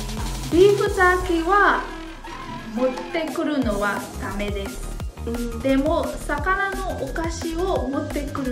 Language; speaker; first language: Japanese; non-native, learner; Vietnamese